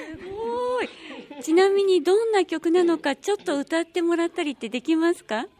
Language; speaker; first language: Japanese; native; Japanese